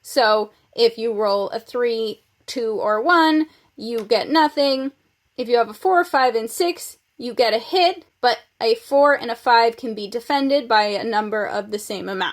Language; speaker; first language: English; native; English